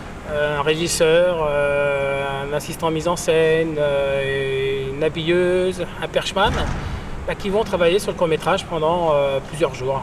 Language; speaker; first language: French; native; French